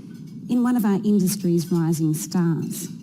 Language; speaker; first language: English; native; English